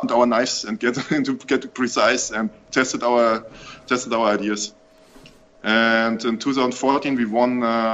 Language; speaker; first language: English; non-native, fluent; German